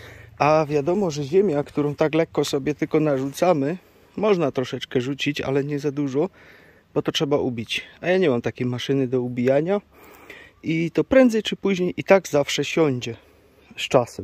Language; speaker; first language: Polish; native; Polish